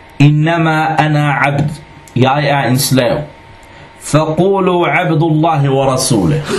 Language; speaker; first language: Danish; non-native, fluent; Arabic